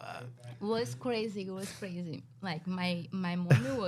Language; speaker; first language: English; non-native, learner; Portuguese